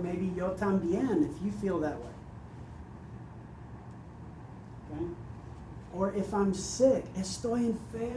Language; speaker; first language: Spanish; non-native, fluent; English